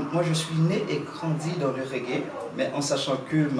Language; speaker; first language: French; non-native, local second language; Haitian Creole